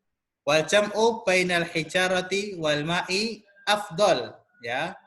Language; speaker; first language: Arabic; non-native, fluent; Indonesian